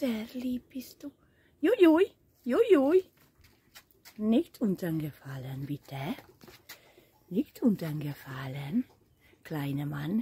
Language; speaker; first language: German; non-native, learner; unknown